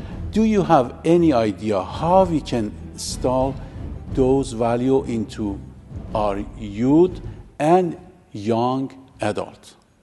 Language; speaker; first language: English; non-native, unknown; Persian